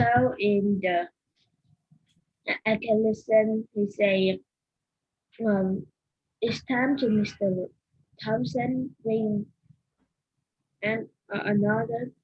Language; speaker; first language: English; non-native, learner; Vietnamese